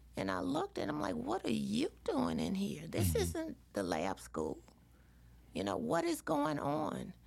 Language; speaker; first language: English; native; English